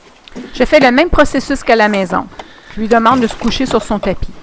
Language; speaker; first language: French; native; French